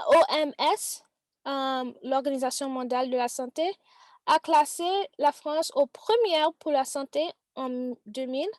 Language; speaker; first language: French; non-native, learner; English